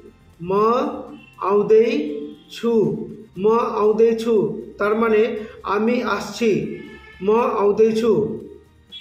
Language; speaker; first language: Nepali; non-native, learner; Bangla